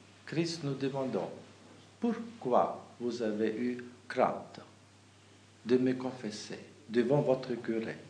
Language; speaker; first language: French; non-native, fluent; German